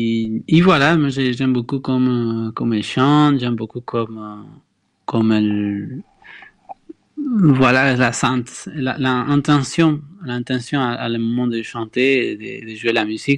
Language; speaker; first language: French; non-native, fluent; Spanish